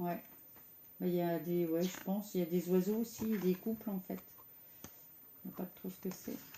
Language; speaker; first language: French; native; French